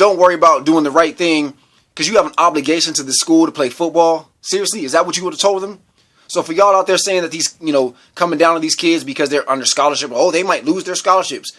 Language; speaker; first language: English; native; English